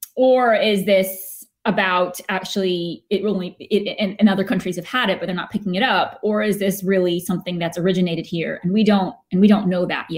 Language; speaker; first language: English; native; English